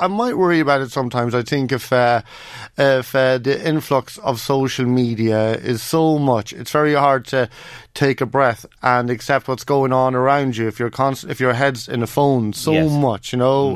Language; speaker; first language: English; native; English